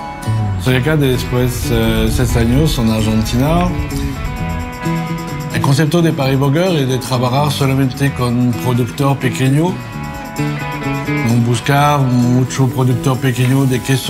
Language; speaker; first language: Spanish; non-native, learner; French